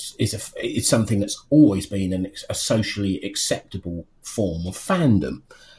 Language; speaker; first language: English; native; English